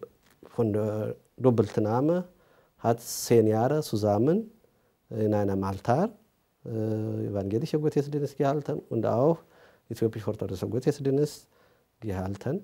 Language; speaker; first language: German; non-native, learner; Amharic